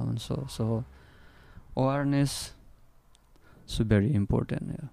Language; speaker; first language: Chinese; non-native, fluent; Nepali